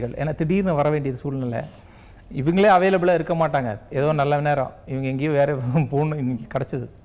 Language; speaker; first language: Tamil; native; Tamil